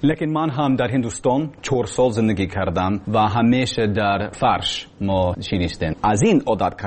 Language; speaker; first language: Tajik; non-native, learner; English